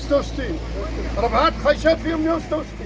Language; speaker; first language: Arabic; native; Arabic